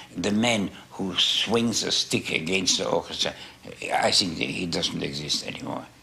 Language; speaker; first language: English; non-native, fluent; German